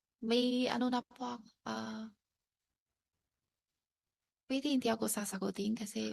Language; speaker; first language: Filipino; non-native, learner; Chinese